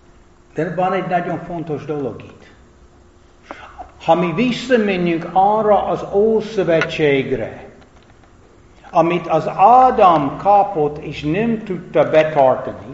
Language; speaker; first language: Hungarian; non-native, fluent; English